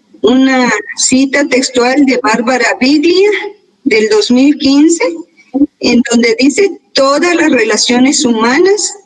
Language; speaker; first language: Spanish; native; Spanish